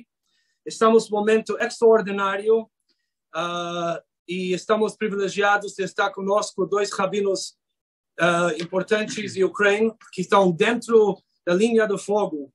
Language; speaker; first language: Portuguese; non-native, fluent; Hebrew